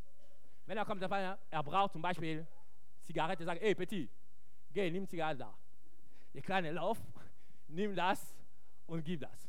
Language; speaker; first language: German; non-native, fluent; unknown